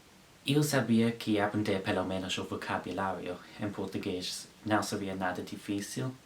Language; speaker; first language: Portuguese; non-native, learner; English